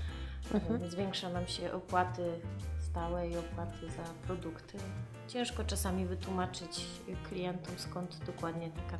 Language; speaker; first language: Polish; native; Polish